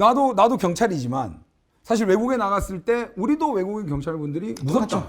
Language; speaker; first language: Korean; native; Korean